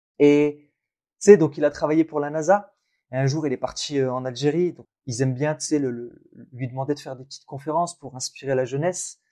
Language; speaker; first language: French; early bilingual, other home language; Arabic